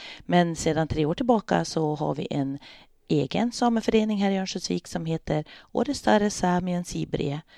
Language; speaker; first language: Swedish; native; Swedish